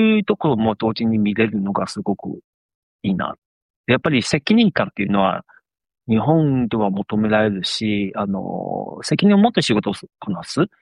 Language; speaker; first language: Japanese; non-native, fluent; Chinese